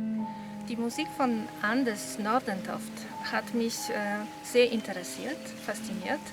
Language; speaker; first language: German; non-native, fluent; Polish